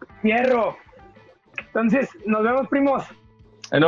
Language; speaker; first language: Spanish; native; Spanish